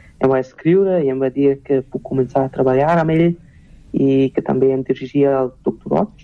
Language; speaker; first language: Catalan; non-native, learner; German